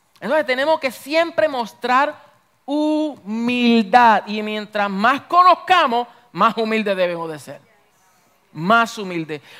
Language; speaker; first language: Spanish; early bilingual, heritage; Spanish